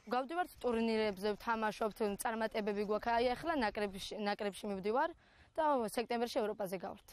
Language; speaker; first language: Georgian; native; Georgian